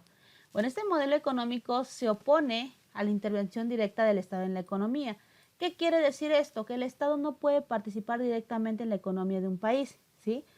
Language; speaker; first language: Spanish; native; Spanish